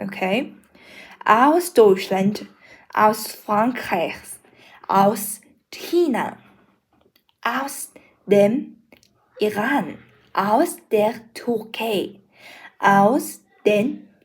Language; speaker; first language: German; non-native, learner; Mongolian